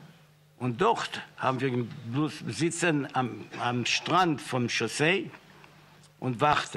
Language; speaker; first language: German; non-native, fluent; Yiddish